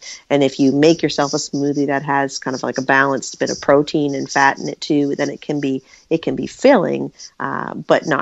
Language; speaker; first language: English; native; English